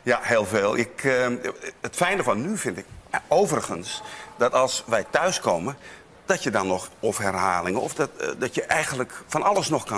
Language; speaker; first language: Dutch; native; Dutch